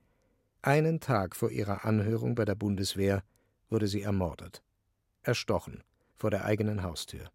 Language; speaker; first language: German; native; German